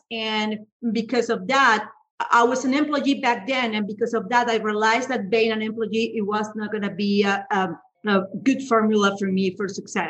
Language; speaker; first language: English; non-native, fluent; Spanish